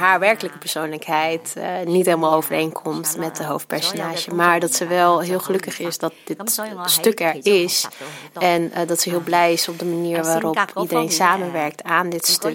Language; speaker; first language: Dutch; early bilingual, other home language; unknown